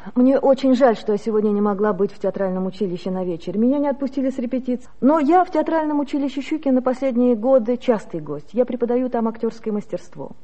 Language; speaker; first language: Russian; native; Russian